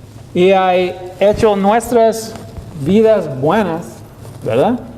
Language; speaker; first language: Spanish; non-native, learner; English